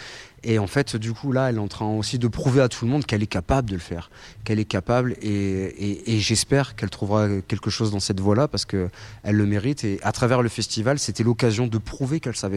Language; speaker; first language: French; native; French